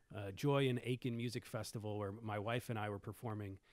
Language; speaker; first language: English; native; English